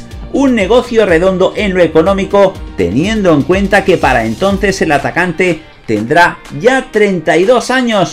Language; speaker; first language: Spanish; native; Spanish